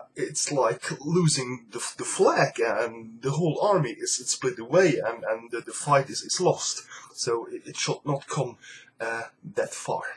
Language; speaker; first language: English; non-native, fluent; Luxembourgish